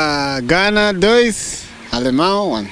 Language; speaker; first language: Portuguese; non-native, learner; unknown